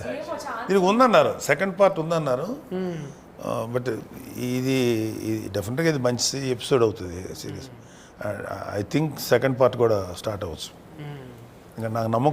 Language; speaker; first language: Telugu; native; Telugu